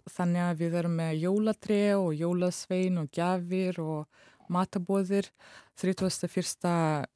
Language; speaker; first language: Icelandic; non-native, fluent; Russian